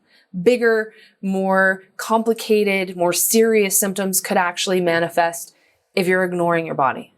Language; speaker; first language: English; native; English